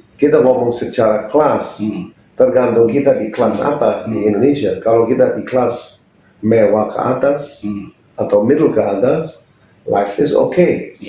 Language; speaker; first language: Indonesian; non-native, fluent; English